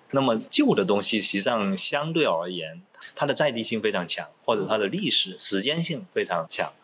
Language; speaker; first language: Chinese; non-native, local second language; Cantonese